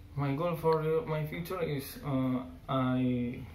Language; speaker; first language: English; non-native, learner; Indonesian